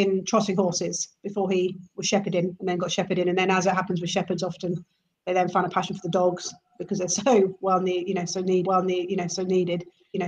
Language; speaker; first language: English; native; English